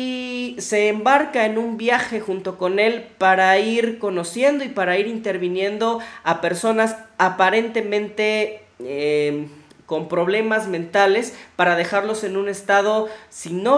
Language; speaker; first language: Spanish; native; Spanish